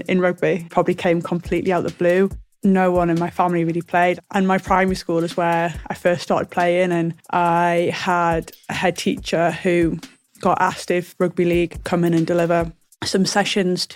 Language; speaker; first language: English; native; English